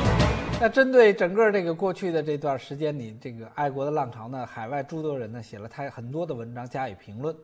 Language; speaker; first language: Chinese; native; Chinese